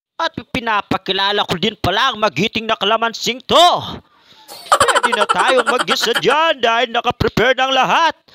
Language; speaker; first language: Filipino; non-native, local second language; Pampanga